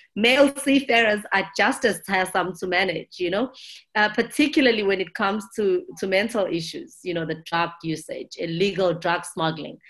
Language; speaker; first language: English; non-native, local second language; Zulu